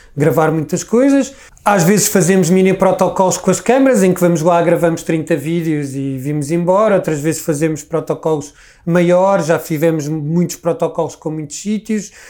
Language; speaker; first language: Portuguese; native; Portuguese